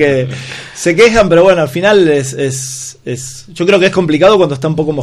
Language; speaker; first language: Spanish; native; Spanish